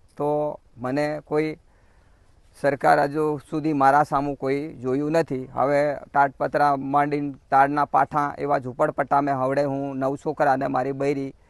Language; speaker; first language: Gujarati; native; Gujarati